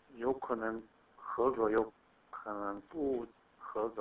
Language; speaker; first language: Chinese; non-native, fluent; Korean